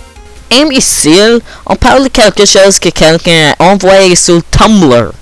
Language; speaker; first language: French; non-native, learner; English